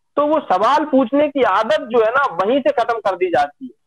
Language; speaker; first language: Hindi; native; Hindi